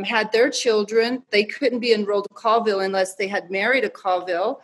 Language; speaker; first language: English; native; English